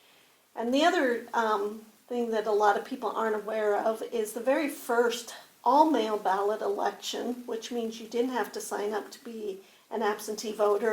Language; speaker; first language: English; native; English